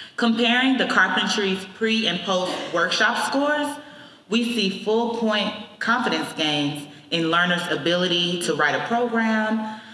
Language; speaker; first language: English; native; English